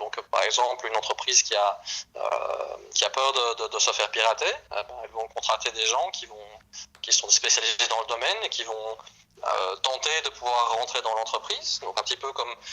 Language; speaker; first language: French; native; French